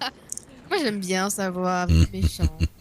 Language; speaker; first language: French; native; French